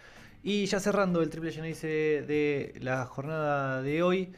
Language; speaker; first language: Spanish; native; Spanish